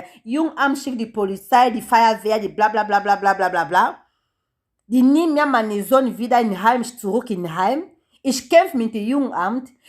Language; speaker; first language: German; non-native, learner; Lingala